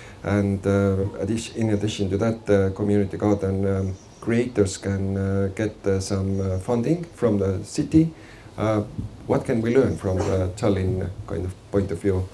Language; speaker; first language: English; non-native, fluent; Estonian